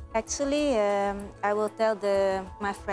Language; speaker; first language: English; non-native, learner; Dutch